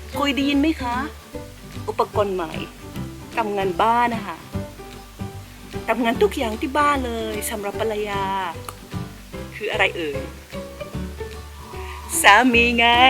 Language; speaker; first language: Thai; non-native, fluent; Filipino